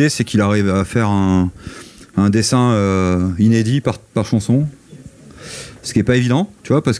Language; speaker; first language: French; native; French